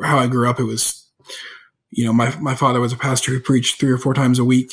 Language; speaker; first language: English; native; English